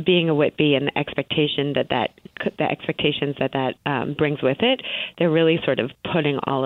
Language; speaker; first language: English; native; English